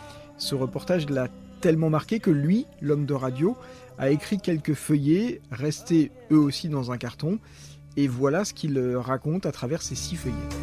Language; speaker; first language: French; native; French